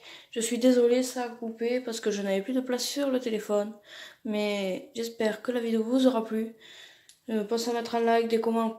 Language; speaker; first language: French; native; French